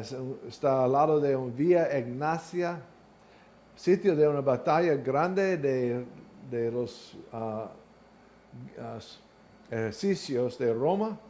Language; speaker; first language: Spanish; non-native, learner; English